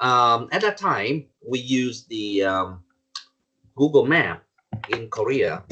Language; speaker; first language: English; non-native, learner; Vietnamese